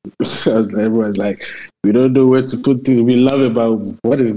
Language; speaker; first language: English; non-native, local second language; Akan